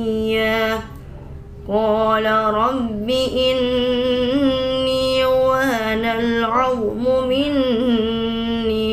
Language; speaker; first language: Arabic; non-native, learner; Indonesian